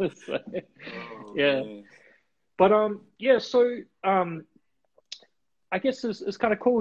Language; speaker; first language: English; native; English